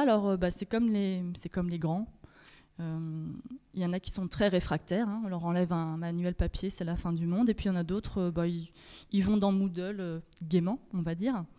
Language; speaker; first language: French; native; French